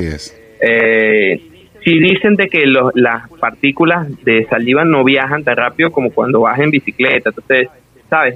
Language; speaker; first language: Spanish; native; Spanish